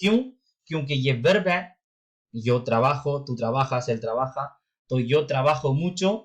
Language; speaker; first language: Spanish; non-native, fluent; Urdu